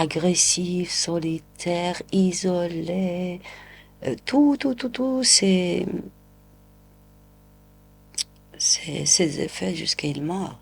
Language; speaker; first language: French; non-native, local second language; Arabic